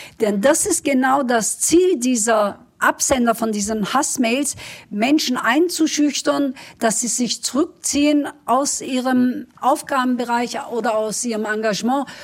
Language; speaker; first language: German; early bilingual, other home language; Kurdish